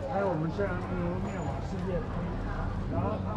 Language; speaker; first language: Chinese; native; Chinese